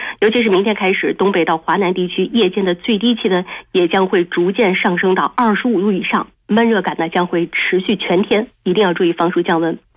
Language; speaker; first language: Chinese; native; Chinese